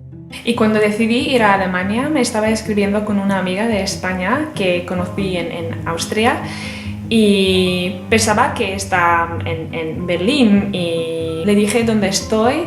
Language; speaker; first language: Spanish; non-native, fluent; Serbian